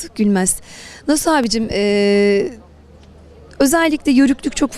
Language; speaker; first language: Turkish; native; Turkish